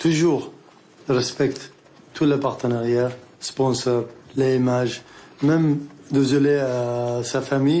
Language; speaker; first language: French; non-native, learner; Arabic